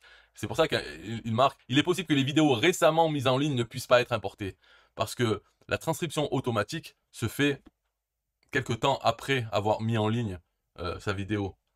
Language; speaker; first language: French; native; French